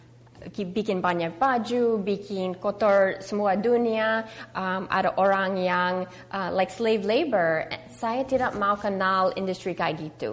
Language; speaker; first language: Indonesian; early bilingual, heritage; English